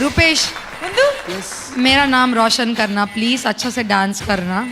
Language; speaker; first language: Hindi; non-native, local second language; Tulu